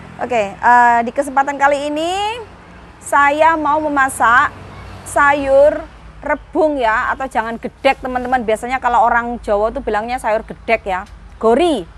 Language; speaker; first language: Indonesian; non-native, local second language; Javanese